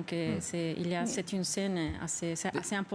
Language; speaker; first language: French; non-native, fluent; Spanish